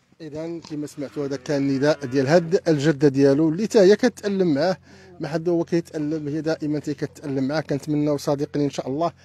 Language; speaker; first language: Arabic; native; Arabic